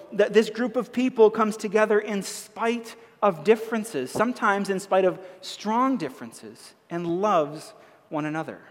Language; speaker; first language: English; native; English